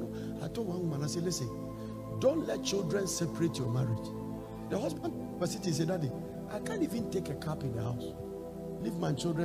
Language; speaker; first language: English; non-native, local second language; Akan